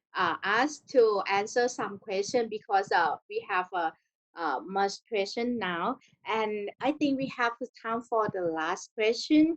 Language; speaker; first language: English; non-native, learner; Thai